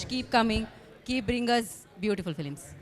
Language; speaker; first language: Telugu; native; Telugu